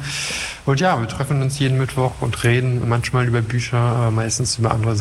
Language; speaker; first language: German; non-native, fluent; French